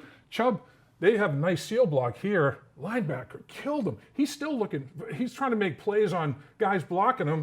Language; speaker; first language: English; native; English